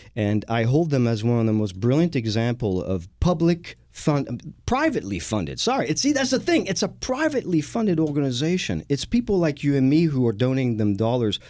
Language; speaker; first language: English; non-native, fluent; French